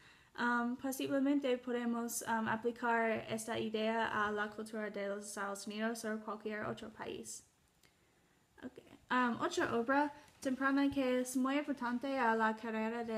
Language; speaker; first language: Spanish; non-native, learner; English